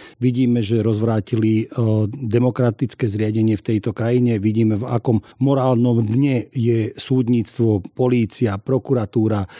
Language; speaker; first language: Slovak; non-native, local second language; Hungarian